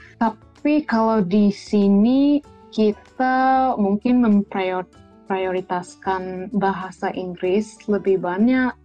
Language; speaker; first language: Indonesian; early bilingual, heritage; Indonesian